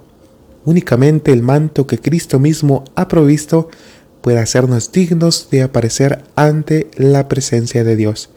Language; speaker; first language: Spanish; native; Spanish